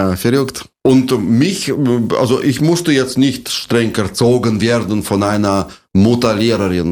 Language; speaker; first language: German; non-native, fluent; Russian